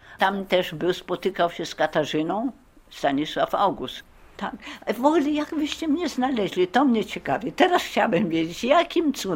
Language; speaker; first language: Polish; early bilingual, heritage; Polish